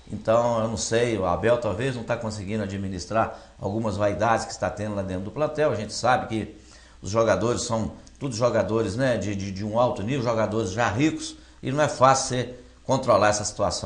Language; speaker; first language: Portuguese; native; Portuguese